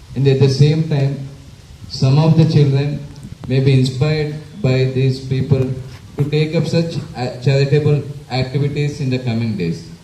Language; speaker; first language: English; non-native, local second language; Telugu